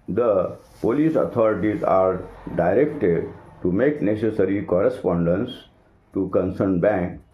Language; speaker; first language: English; non-native, local second language; Marathi